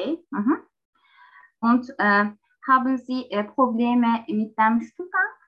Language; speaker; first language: German; non-native, learner; Turkish